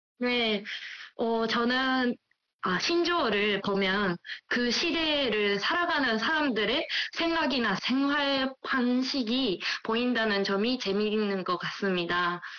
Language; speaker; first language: Korean; non-native, fluent; Japanese